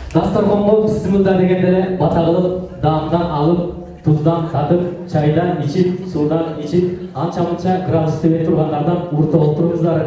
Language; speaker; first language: Kyrgyz; native; Kyrgyz